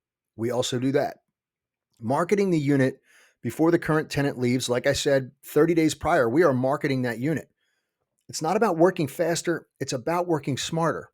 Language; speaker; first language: English; native; English